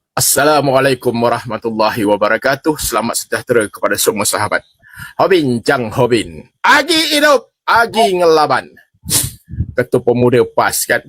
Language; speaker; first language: Malay; native; Malay